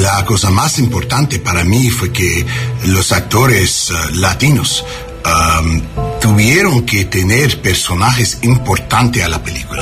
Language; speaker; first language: Spanish; non-native, learner; English